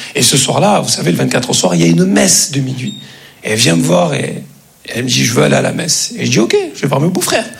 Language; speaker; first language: French; native; French